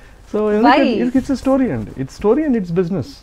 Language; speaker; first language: Telugu; native; Telugu